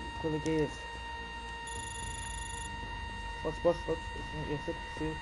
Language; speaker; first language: Portuguese; native; Portuguese